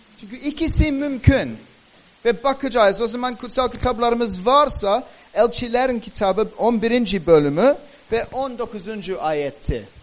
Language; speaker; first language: Turkish; native; Turkish